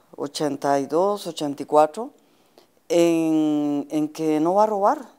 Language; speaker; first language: Spanish; native; Spanish